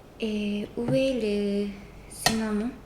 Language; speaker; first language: French; non-native, learner; Korean